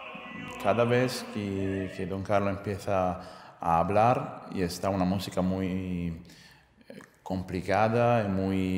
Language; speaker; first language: Spanish; non-native, fluent; Italian